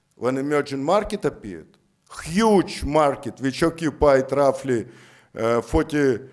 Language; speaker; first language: English; non-native, fluent; Russian